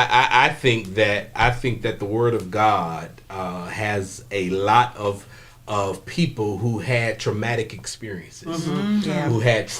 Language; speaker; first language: English; native; English